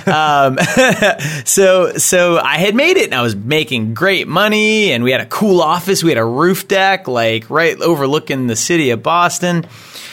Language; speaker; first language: English; native; English